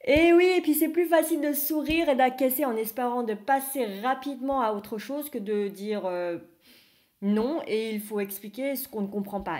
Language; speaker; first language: French; early bilingual, other home language; Vietnamese